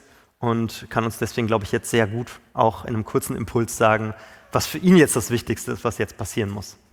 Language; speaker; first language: German; native; German